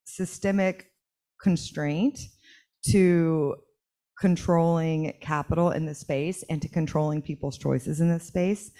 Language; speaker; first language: English; native; English